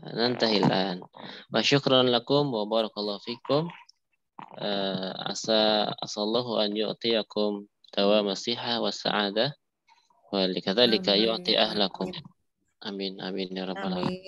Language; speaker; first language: Arabic; non-native, fluent; Indonesian